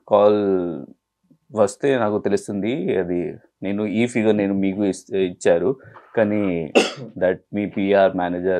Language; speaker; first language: Telugu; non-native, learner; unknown